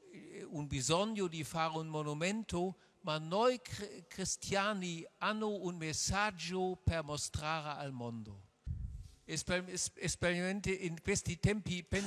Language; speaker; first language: Italian; non-native, learner; German